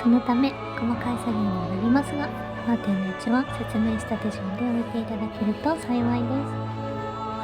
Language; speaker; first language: Japanese; native; Japanese